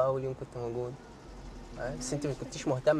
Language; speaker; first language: Arabic; native; Arabic